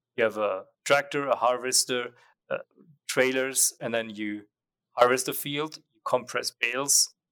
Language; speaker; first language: English; non-native, fluent; German